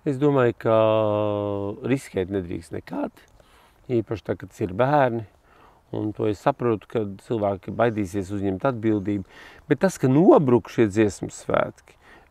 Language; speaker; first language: Latvian; native; Latvian